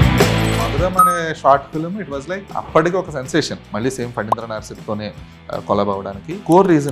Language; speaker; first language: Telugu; native; Telugu